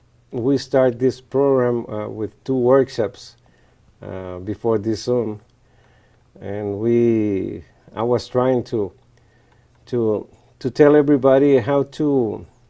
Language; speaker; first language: English; non-native, fluent; Spanish